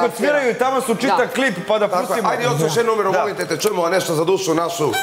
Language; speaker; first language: Serbian; native; Serbian